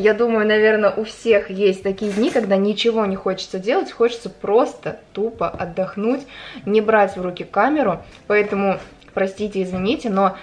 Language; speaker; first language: Russian; native; Russian